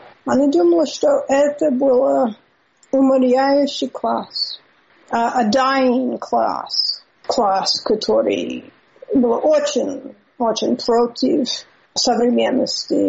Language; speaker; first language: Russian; non-native, learner; English